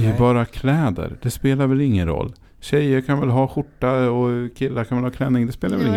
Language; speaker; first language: Swedish; native; Swedish